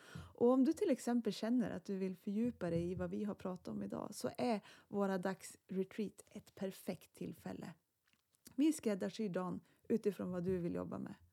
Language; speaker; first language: Swedish; native; Swedish